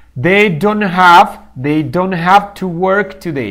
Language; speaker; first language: English; non-native, fluent; Spanish